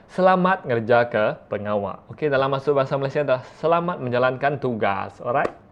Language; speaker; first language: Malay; non-native, local second language; Iban